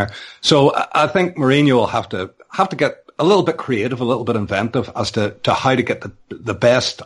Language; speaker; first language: English; native; English